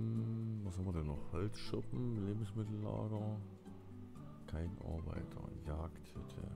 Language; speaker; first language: German; native; German